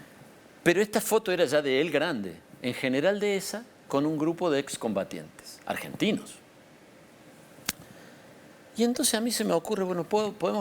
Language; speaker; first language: Spanish; native; Spanish